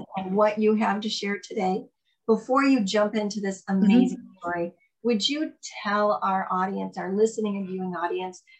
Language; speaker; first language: English; native; English